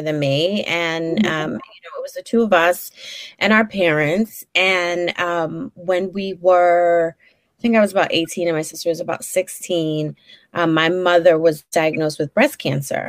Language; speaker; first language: English; native; English